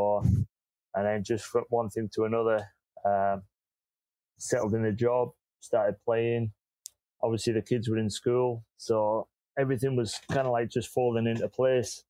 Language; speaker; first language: English; native; English